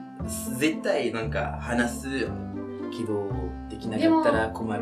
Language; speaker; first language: Japanese; non-native, fluent; French